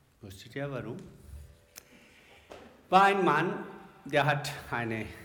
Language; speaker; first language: German; non-native, learner; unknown